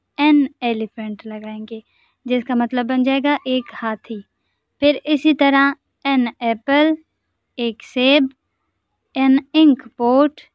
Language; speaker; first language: Urdu; non-native, local second language; Sindhi